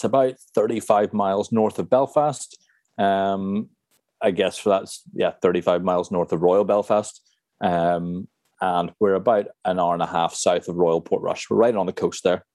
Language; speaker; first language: English; native; English